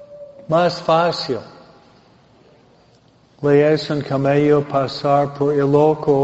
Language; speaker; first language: Spanish; non-native, fluent; English